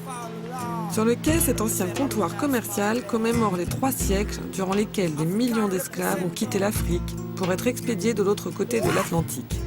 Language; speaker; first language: French; native; French